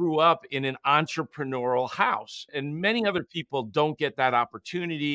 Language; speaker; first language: English; native; English